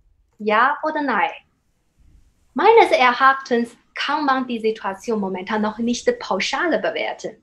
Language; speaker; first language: German; non-native, fluent; Chinese